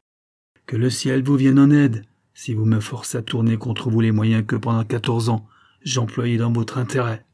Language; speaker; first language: French; native; French